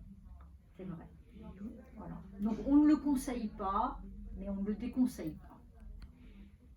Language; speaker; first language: French; native; French